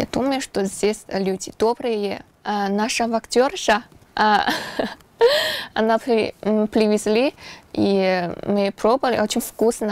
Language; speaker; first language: Russian; non-native, learner; Chinese